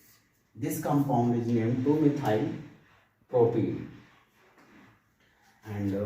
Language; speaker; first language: English; non-native, local second language; Hindi